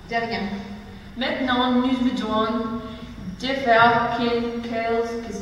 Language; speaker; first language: French; non-native, learner; Spanish